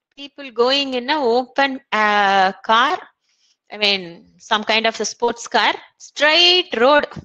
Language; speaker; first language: English; non-native, local second language; Tamil